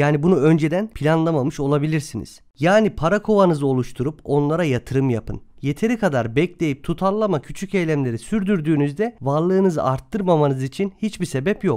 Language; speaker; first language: Turkish; native; Turkish